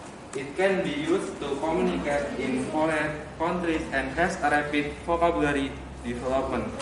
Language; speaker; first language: English; non-native, learner; Indonesian